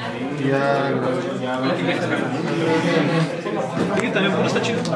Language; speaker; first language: Spanish; native; Spanish